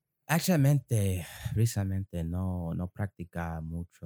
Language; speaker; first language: Spanish; non-native, learner; English